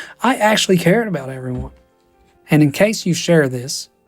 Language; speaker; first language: English; native; English